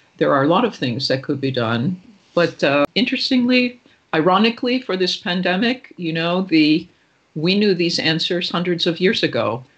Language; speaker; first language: English; native; English